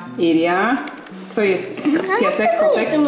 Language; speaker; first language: Polish; non-native, fluent; English